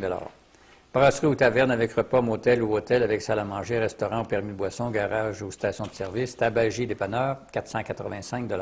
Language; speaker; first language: French; native; French